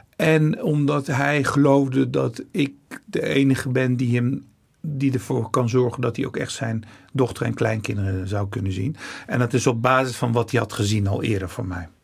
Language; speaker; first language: Dutch; early bilingual, other home language; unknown